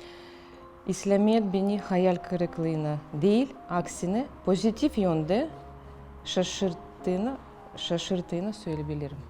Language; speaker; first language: Turkish; non-native, fluent; Russian